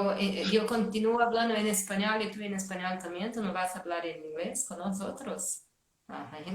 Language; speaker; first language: Spanish; non-native, fluent; Portuguese